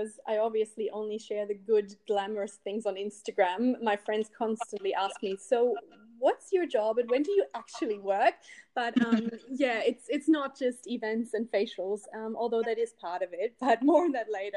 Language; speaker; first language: English; non-native, fluent; German